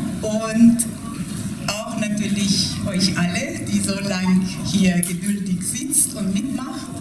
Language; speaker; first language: German; non-native, fluent; Persian